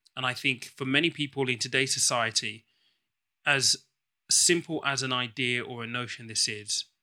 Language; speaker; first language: English; native; English